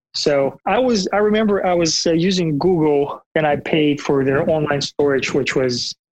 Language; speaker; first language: English; non-native, fluent; Bulgarian